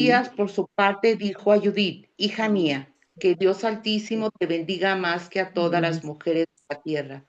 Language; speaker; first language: Spanish; native; Spanish